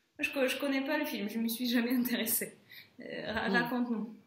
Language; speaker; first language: French; non-native, fluent; Russian